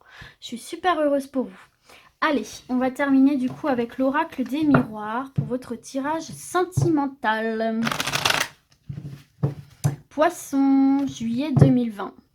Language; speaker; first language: French; native; French